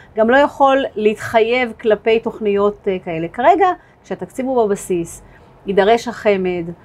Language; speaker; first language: Hebrew; native; Hebrew